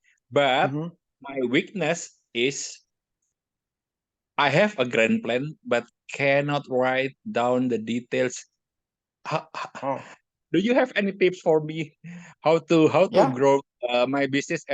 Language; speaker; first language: English; non-native, learner; Indonesian